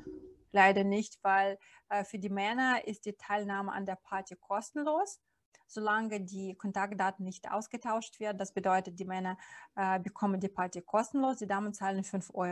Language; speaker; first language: German; non-native, fluent; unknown